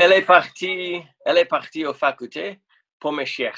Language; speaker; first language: French; non-native, fluent; English